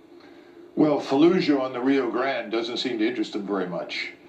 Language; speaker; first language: English; native; English